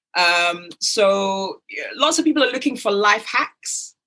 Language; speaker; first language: English; native; English